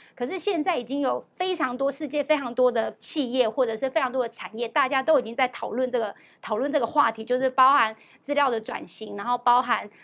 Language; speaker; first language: Chinese; native; Chinese